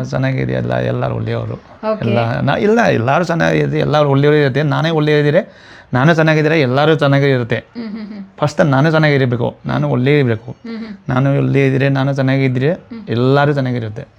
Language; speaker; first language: Kannada; non-native, learner; Nepali